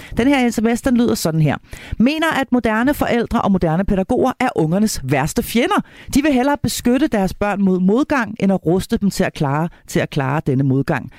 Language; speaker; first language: Danish; native; Danish